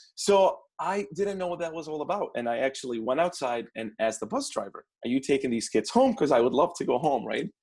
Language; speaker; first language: English; non-native, fluent; Arabic